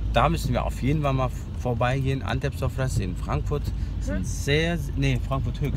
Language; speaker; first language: German; early bilingual, other home language; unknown